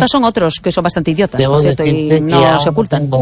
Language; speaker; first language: Spanish; native; Spanish